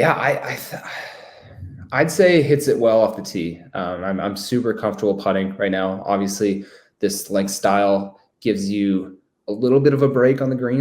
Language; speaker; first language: English; native; English